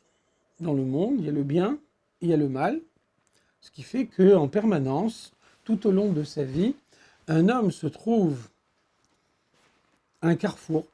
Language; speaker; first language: French; native; French